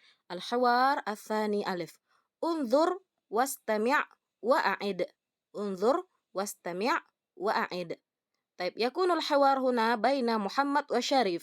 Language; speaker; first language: Arabic; non-native, fluent; Indonesian